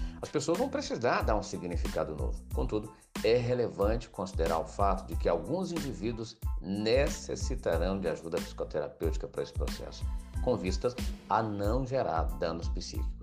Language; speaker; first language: Portuguese; native; Portuguese